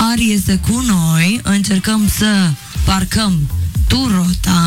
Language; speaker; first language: Romanian; native; Romanian